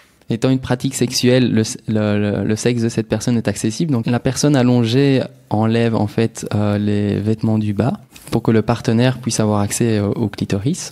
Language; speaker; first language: French; native; French